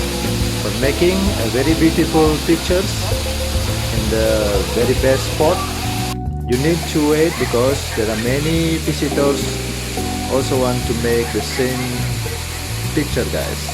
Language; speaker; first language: English; non-native, local second language; Indonesian